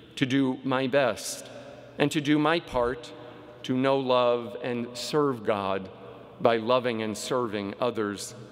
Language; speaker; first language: English; native; English